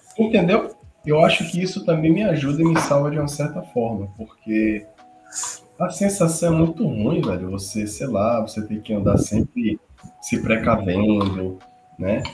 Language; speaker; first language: Portuguese; native; Portuguese